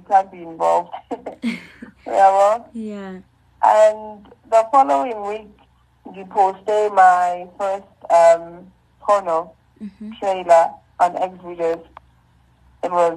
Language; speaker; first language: English; non-native, local second language; Zulu